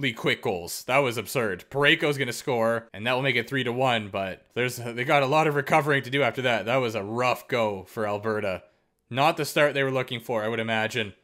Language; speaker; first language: English; native; English